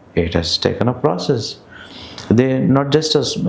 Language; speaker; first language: English; non-native, local second language; Kannada